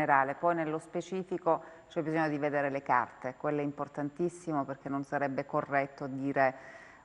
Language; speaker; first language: Italian; native; Italian